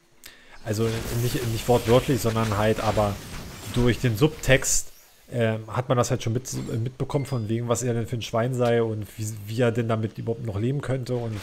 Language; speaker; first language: German; native; German